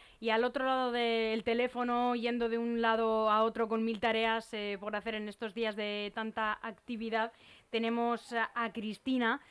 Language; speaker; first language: Spanish; native; Spanish